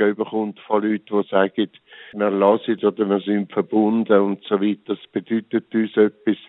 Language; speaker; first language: German; native; German